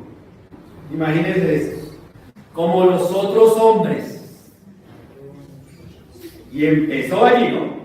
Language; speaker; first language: Spanish; native; Spanish